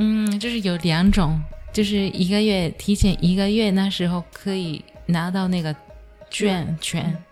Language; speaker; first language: Chinese; non-native, learner; Japanese